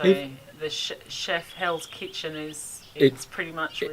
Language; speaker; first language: English; native; English